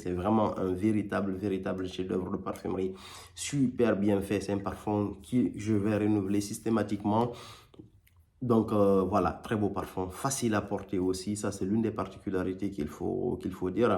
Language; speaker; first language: French; native; French